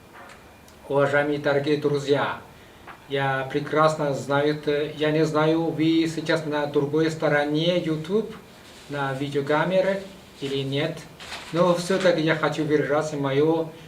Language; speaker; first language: Russian; non-native, fluent; Chinese